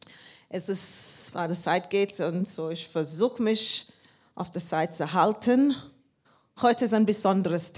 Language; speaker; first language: German; non-native, learner; English